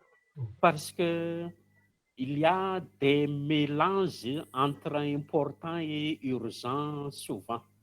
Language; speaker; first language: French; non-native, local second language; Malagasy